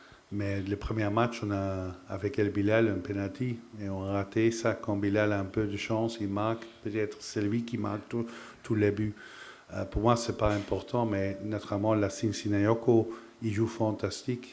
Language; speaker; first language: French; non-native, fluent; Dutch